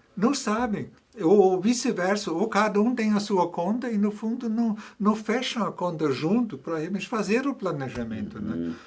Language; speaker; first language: Portuguese; non-native, fluent; German